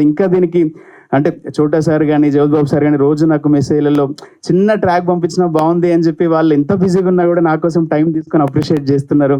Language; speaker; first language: Telugu; native; Telugu